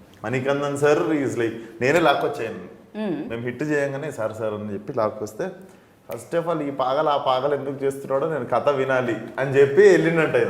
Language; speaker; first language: Telugu; native; Telugu